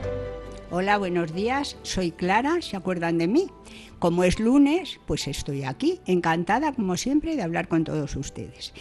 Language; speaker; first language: Spanish; native; Spanish